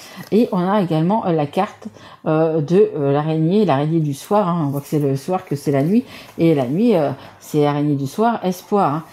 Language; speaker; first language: French; native; French